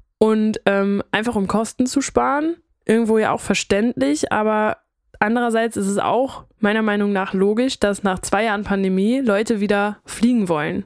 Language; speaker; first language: German; native; German